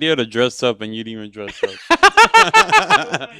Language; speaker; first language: English; native; English